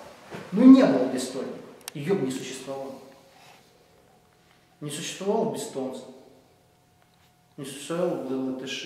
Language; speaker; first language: Russian; native; Russian